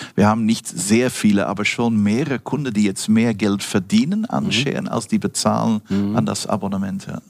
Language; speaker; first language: German; non-native, fluent; Dutch